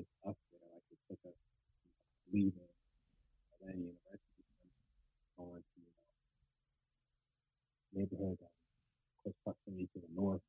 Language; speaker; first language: English; native; English